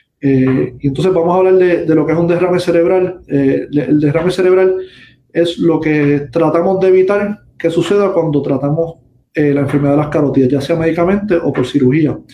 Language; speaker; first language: Spanish; native; Spanish